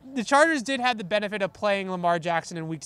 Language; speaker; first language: English; native; English